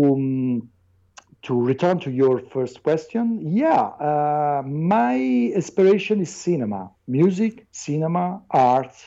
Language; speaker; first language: English; non-native, fluent; Italian